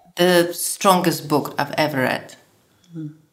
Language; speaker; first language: English; non-native, fluent; Slovak